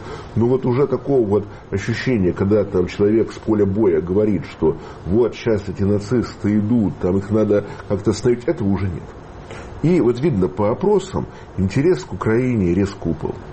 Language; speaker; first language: Russian; native; Russian